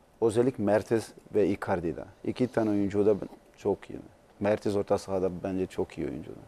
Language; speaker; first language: Turkish; non-native, learner; Portuguese